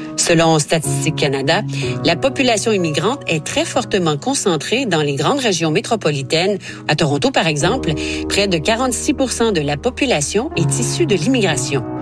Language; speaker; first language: French; native; French